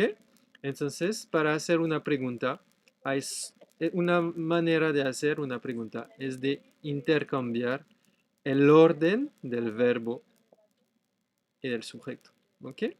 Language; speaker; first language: Spanish; non-native, fluent; French